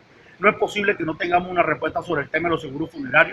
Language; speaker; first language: Spanish; native; Spanish